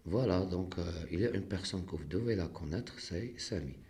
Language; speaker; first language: French; non-native, local second language; Arabic